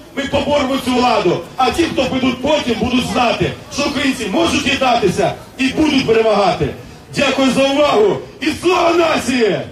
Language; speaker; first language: Ukrainian; native; Ukrainian